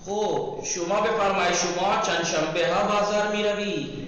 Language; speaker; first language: Persian; non-native, fluent; Urdu